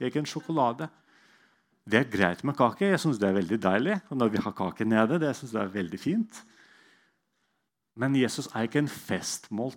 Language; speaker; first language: Norwegian; non-native, fluent; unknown